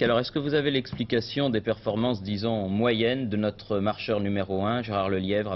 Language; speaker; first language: French; native; French